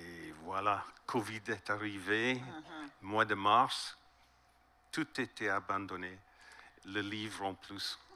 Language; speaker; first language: French; non-native, learner; English